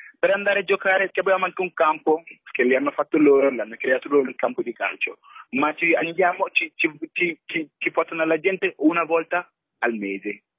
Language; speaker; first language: Italian; non-native, fluent; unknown